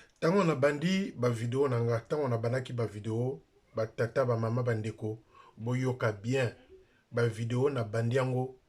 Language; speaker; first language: Lingala; non-native, local second language; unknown